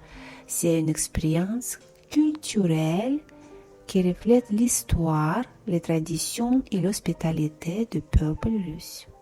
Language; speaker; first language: French; non-native, fluent; Russian